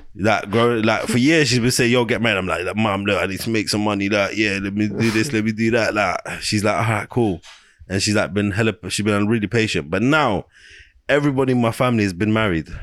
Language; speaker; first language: English; non-native, local second language; Arabic